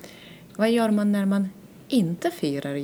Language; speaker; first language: Swedish; non-native, fluent; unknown